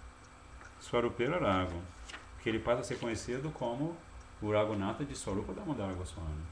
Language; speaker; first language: Portuguese; native; Portuguese